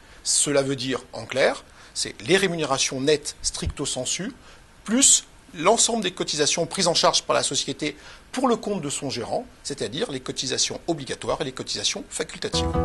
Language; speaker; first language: French; native; French